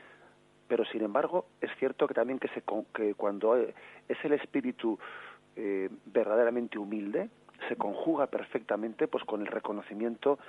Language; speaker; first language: Spanish; native; Spanish